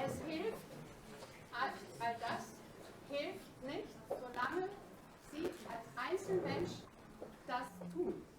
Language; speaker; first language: German; non-native, fluent; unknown